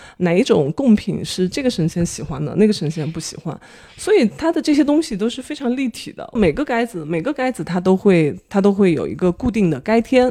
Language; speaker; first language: Chinese; native; Chinese